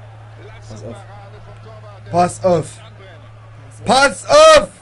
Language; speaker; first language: German; native; German